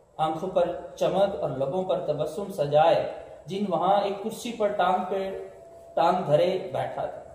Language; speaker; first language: Urdu; non-native, local second language; Punjabi